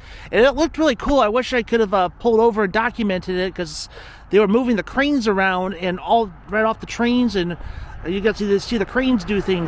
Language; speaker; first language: English; native; English